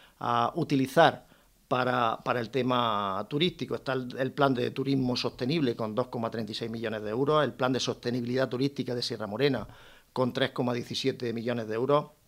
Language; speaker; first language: Spanish; native; Spanish